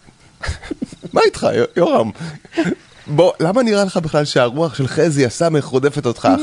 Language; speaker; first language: Hebrew; native; Hebrew